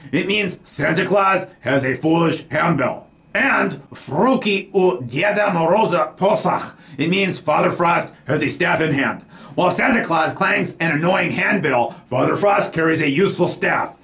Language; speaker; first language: English; native; English